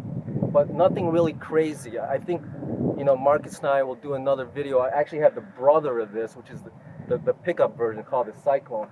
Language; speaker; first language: English; native; English